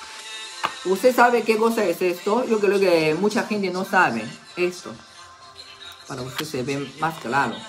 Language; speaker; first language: Spanish; non-native, learner; Chinese